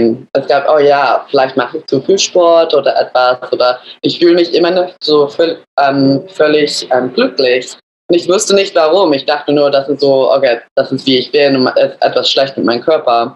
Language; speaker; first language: German; early bilingual, other home language; English